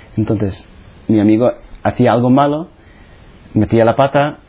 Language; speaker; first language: Spanish; non-native, fluent; Filipino